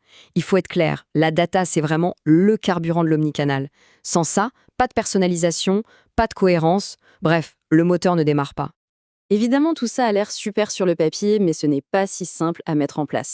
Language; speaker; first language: French; native; French